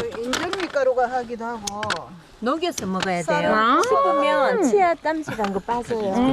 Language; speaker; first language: Korean; native; Korean